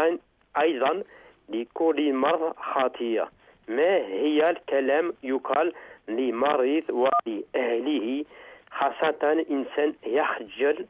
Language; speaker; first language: Arabic; non-native, learner; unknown